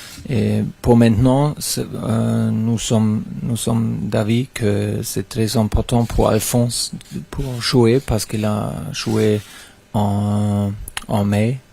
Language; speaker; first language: French; non-native, fluent; German